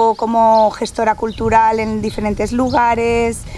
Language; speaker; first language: Spanish; native; Spanish